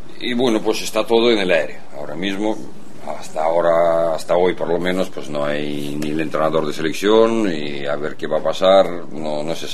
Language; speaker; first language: Spanish; non-native, fluent; Russian